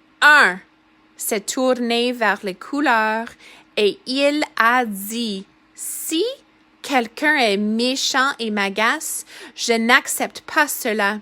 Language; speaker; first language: French; non-native, fluent; English